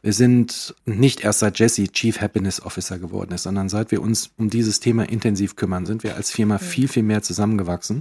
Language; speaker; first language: German; native; German